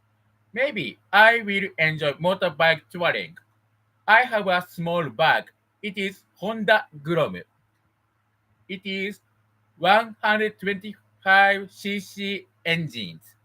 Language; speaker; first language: English; non-native, learner; Japanese